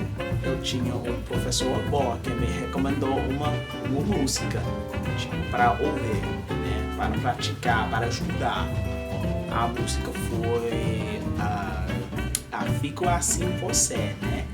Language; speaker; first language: Portuguese; non-native, learner; English